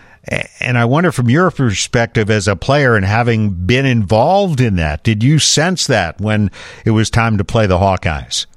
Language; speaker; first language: English; native; English